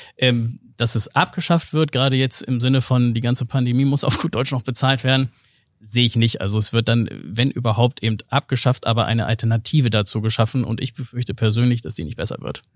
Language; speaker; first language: German; native; German